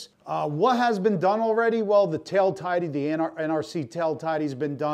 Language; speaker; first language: English; native; English